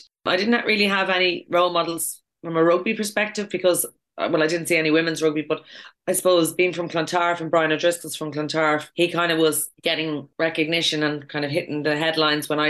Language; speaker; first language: English; native; English